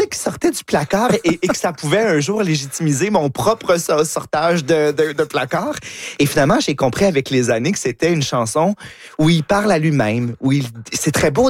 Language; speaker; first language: French; native; French